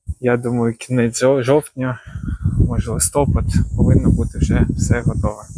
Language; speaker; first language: Ukrainian; native; Ukrainian